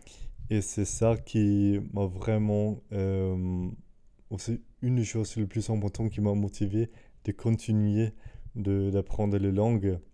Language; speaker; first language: French; non-native, fluent; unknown